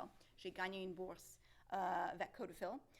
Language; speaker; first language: French; non-native, local second language; English